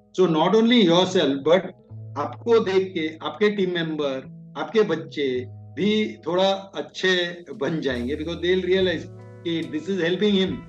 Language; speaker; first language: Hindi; non-native, local second language; Kannada